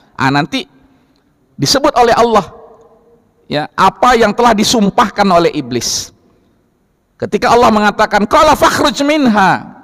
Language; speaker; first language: Indonesian; non-native, local second language; Minangkabau